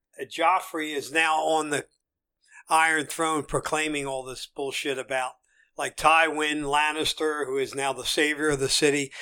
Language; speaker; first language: English; native; English